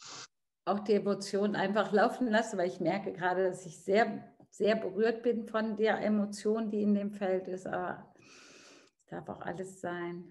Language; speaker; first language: German; native; German